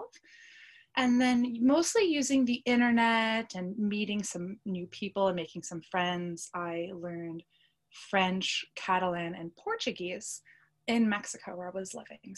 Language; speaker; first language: English; early bilingual, other home language; Polish